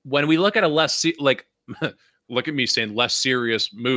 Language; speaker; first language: English; native; English